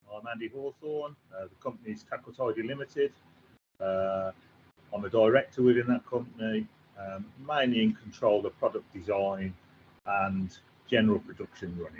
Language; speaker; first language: English; native; English